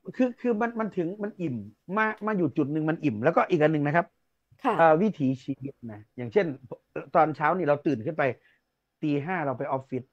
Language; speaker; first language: Thai; non-native, local second language; Northeastern Thai